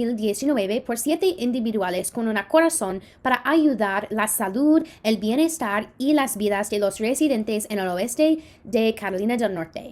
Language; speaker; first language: Spanish; non-native, fluent; English